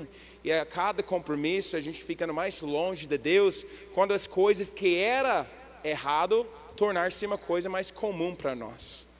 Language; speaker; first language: Portuguese; non-native, learner; English